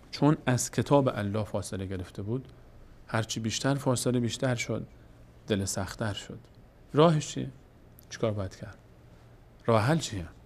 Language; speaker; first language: Persian; native; Persian